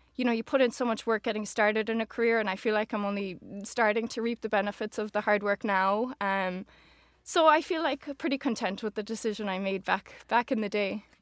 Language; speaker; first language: English; native; English